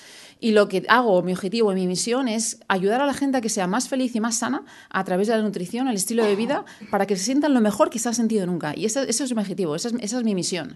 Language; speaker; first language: Spanish; native; Spanish